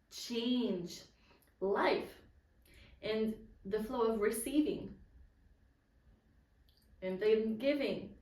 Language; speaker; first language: English; non-native, fluent; Polish